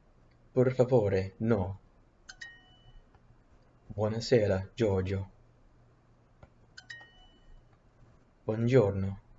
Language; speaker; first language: Italian; non-native, learner; English